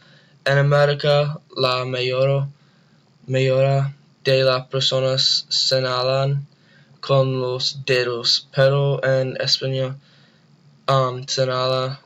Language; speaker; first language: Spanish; non-native, learner; English